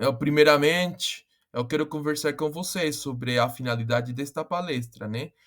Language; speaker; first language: Portuguese; non-native, fluent; Spanish